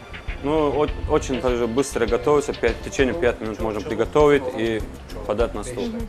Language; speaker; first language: Russian; non-native, learner; Turkish